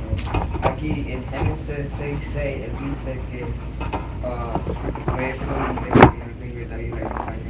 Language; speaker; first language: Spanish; early bilingual, heritage; Spanish